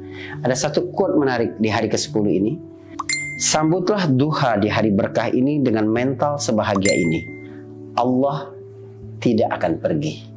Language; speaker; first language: Indonesian; native; Indonesian